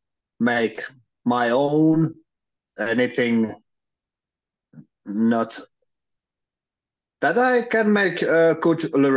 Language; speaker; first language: English; non-native, learner; Finnish